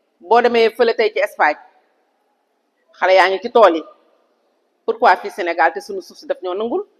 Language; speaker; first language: Wolof; native; Wolof